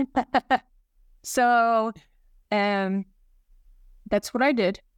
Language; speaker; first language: English; non-native, fluent; Swedish